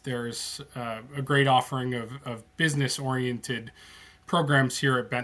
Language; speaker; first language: English; native; English